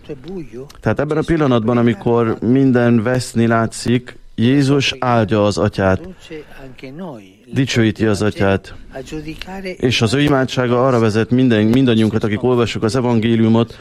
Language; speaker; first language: Hungarian; native; Hungarian